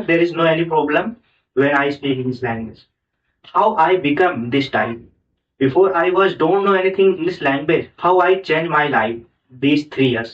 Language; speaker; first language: English; non-native, learner; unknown